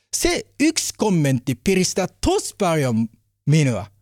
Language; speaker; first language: Finnish; non-native, fluent; Japanese